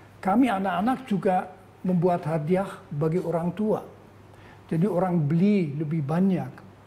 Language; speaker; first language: Indonesian; non-native, fluent; German